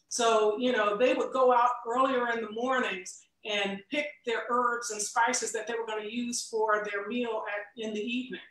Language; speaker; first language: English; native; English